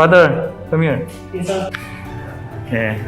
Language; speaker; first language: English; non-native, learner; Korean